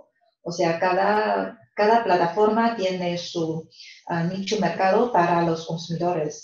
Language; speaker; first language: Spanish; non-native, fluent; Chinese